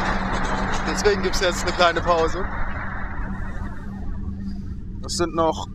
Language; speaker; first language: German; native; German